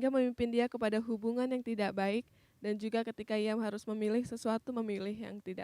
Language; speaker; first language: Indonesian; native; Indonesian